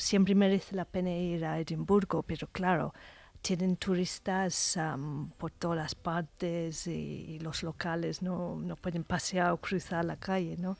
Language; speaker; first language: Spanish; non-native, fluent; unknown